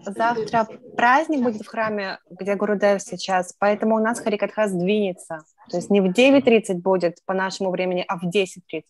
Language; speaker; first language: Russian; native; Russian